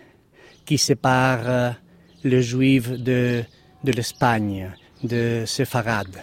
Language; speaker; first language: French; non-native, fluent; Spanish